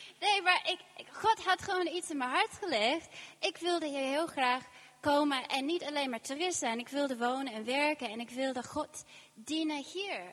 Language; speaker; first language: Dutch; non-native, fluent; English